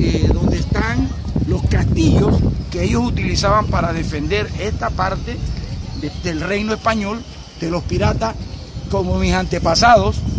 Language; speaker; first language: Spanish; native; Spanish